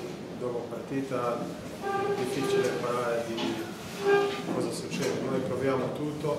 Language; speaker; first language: Italian; non-native, learner; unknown